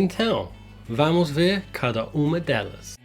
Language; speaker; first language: Portuguese; non-native, fluent; English